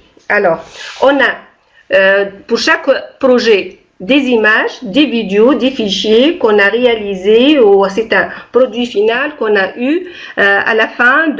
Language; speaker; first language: French; non-native, local second language; Arabic